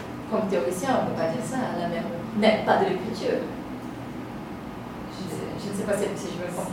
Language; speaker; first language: French; non-native, fluent; Portuguese